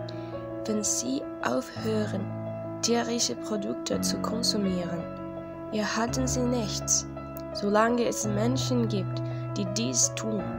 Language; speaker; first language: German; non-native, learner; Spanish